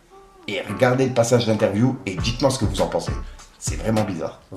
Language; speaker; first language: French; native; French